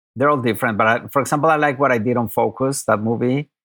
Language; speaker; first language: English; non-native, fluent; Spanish